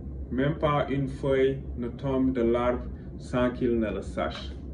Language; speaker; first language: French; non-native, local second language; Wolof